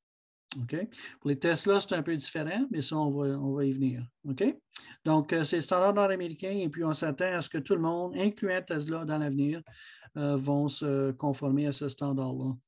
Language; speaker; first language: French; native; French